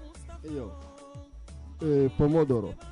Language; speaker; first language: Italian; non-native, learner; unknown